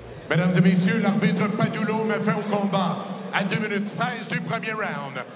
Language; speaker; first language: French; native; French